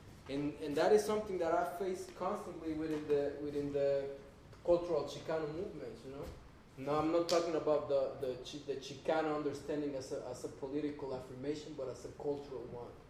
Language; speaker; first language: English; non-native, fluent; Spanish